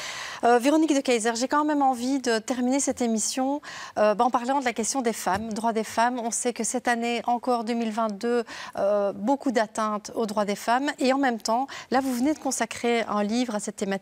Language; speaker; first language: French; native; French